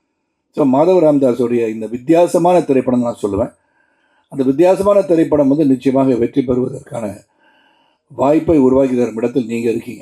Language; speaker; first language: Tamil; native; Tamil